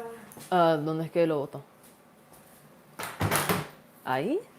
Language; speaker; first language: Spanish; early bilingual, heritage; English